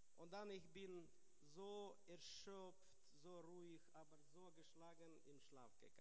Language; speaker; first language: German; non-native, learner; Russian